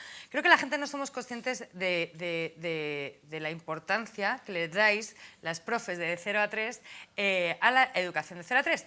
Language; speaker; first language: Spanish; native; Spanish